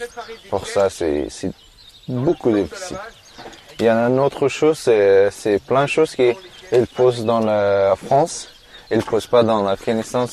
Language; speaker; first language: French; non-native, learner; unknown